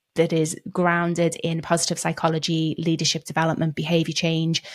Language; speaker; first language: English; native; English